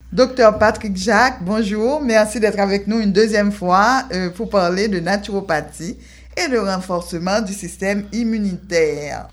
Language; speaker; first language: French; non-native, local second language; Haitian Creole